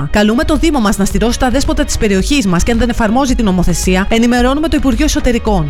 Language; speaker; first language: Greek; native; Greek